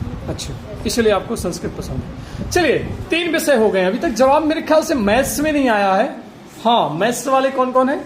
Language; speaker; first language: Hindi; native; Hindi